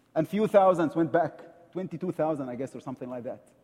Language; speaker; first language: English; non-native, fluent; Arabic